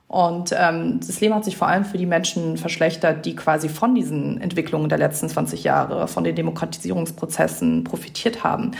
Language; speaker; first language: German; early bilingual, other home language; Persian